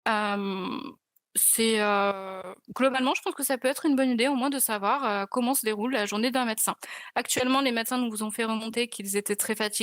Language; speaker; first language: French; native; French